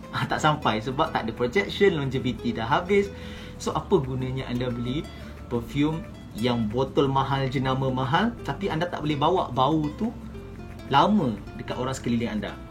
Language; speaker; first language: Malay; native; Malay